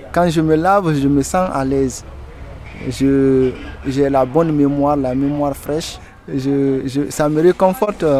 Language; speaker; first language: French; non-native, local second language; Susu